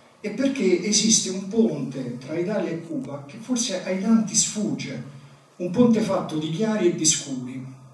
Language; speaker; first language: Italian; native; Italian